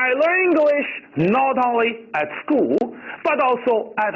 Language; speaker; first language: English; non-native, fluent; Chinese